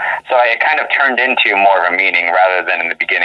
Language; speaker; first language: English; native; English